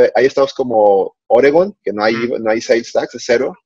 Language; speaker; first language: Spanish; native; Spanish